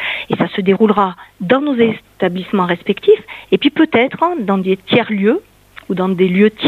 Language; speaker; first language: French; native; French